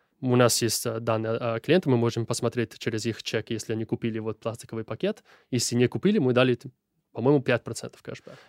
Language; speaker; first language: Russian; non-native, fluent; Italian